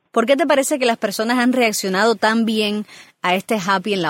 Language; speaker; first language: Spanish; native; Spanish